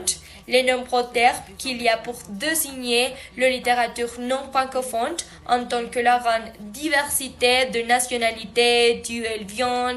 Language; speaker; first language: French; non-native, learner; Spanish